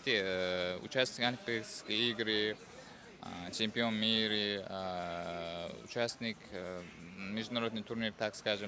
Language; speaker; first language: Russian; non-native, fluent; Uzbek